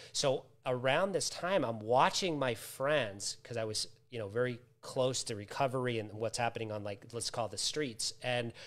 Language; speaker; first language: English; native; English